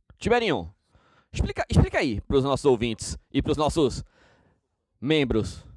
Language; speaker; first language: Portuguese; native; Portuguese